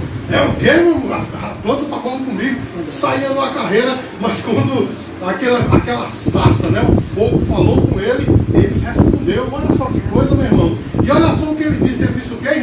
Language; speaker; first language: Portuguese; native; Portuguese